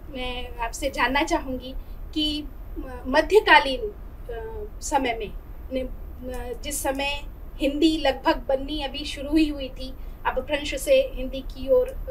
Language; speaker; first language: Hindi; native; Hindi